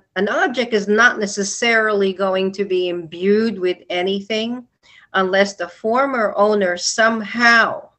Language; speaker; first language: English; non-native, local second language; Filipino